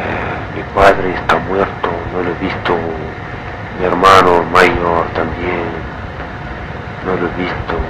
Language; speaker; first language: Spanish; non-native, learner; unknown